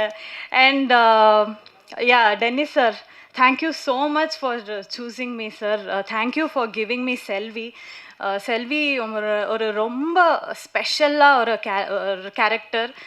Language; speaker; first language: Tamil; non-native, learner; Kannada